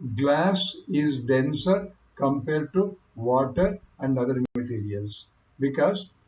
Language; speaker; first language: English; non-native, local second language; Kannada